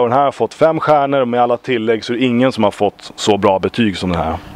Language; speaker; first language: Swedish; native; Swedish